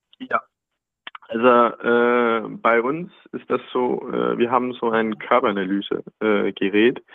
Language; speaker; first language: German; non-native, learner; Danish